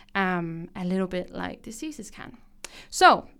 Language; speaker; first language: English; non-native, fluent; Danish